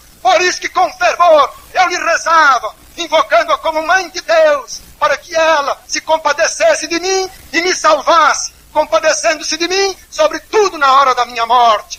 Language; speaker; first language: Portuguese; native; Portuguese